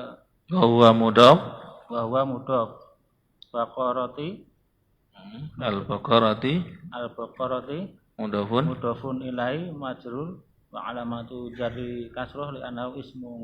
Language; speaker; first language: Arabic; non-native, fluent; Indonesian